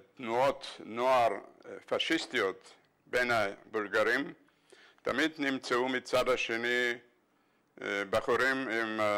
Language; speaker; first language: Hebrew; non-native, fluent; Bulgarian